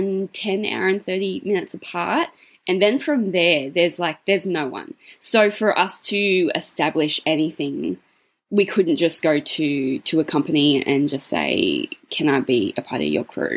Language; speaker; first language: English; native; English